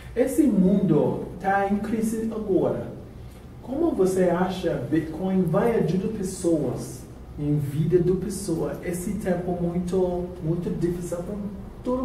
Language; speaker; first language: Portuguese; non-native, learner; English